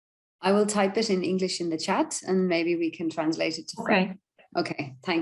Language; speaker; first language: English; non-native, fluent; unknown